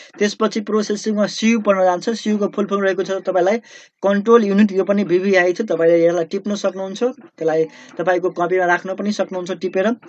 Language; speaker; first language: Nepali; native; Nepali